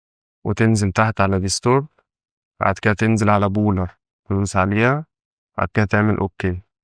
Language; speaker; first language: Arabic; native; Arabic